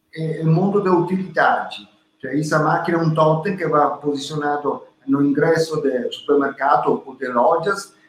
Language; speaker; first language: Portuguese; non-native, learner; Italian